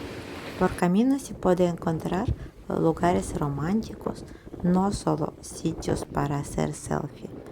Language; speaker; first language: Spanish; non-native, fluent; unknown